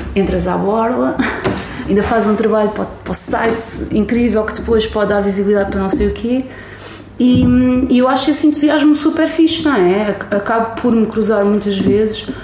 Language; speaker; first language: Portuguese; native; Portuguese